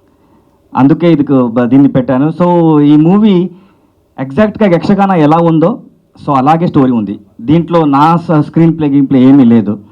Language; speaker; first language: Telugu; non-native, learner; Kannada